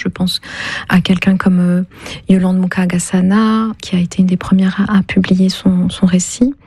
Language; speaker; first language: French; non-native, local second language; Kinyarwanda